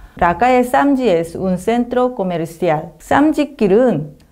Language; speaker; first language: Spanish; non-native, learner; Korean